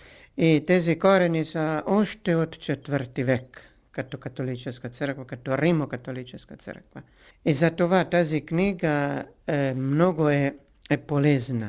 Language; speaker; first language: Bulgarian; non-native, fluent; Italian